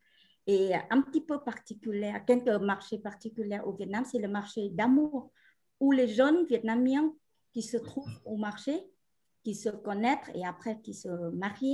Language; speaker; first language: French; non-native, fluent; Vietnamese